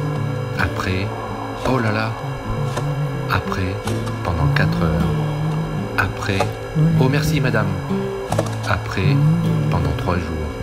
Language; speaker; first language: French; non-native, learner; Arabic